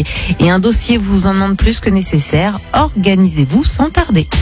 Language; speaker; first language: French; native; French